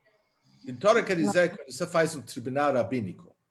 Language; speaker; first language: Portuguese; non-native, fluent; Hebrew